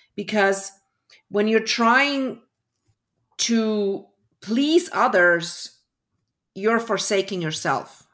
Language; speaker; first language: English; early bilingual, other home language; German